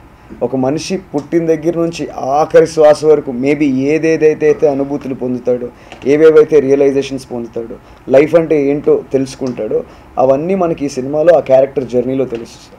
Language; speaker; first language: Telugu; native; Telugu